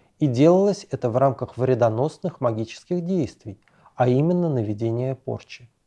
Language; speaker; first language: Russian; native; Russian